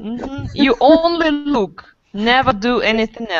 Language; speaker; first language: English; non-native, fluent; Russian